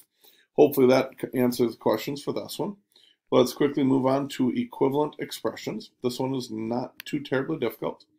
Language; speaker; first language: English; native; English